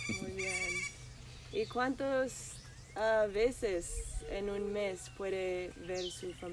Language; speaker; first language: Spanish; non-native, learner; English